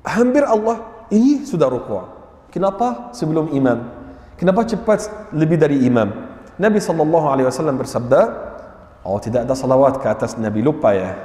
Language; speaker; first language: Malay; non-native, fluent; Arabic